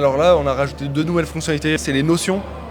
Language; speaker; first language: French; native; French